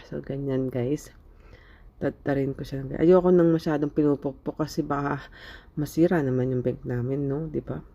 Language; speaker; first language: Filipino; native; Filipino